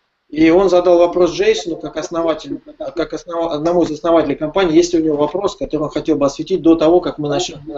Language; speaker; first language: Russian; native; Russian